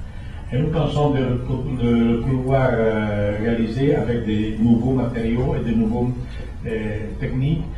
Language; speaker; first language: French; non-native, fluent; Italian